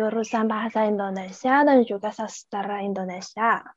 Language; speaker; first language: Indonesian; non-native, learner; Chinese